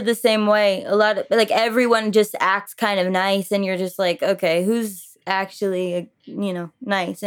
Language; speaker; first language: English; early bilingual, other home language; French